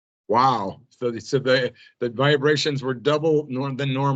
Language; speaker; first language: English; native; English